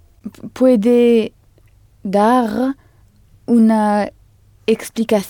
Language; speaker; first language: Spanish; non-native, learner; French